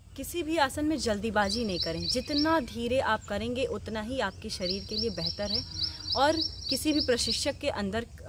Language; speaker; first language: Hindi; native; Hindi